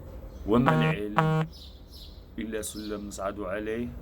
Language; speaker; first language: Arabic; native; Arabic